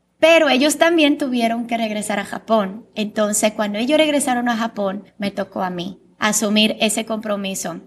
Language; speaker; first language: Spanish; early bilingual, other home language; Bulgarian